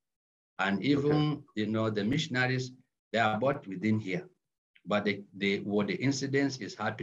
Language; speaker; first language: English; non-native, local second language; Hausa